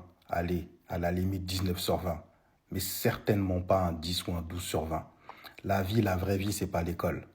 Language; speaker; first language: French; native; French